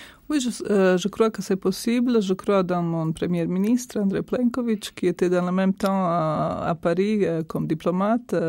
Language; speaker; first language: French; non-native, fluent; Croatian